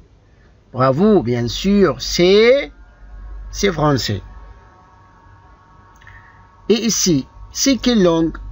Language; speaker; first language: French; non-native, fluent; Arabic